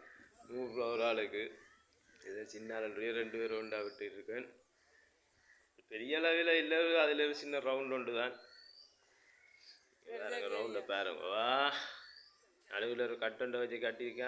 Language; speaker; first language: Tamil; native; Tamil